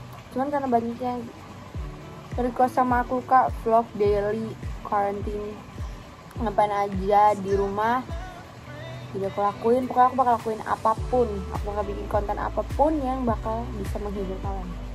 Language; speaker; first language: Indonesian; native; Indonesian